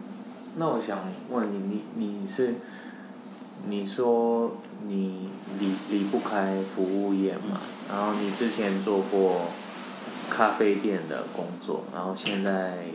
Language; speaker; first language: Chinese; non-native, fluent; Korean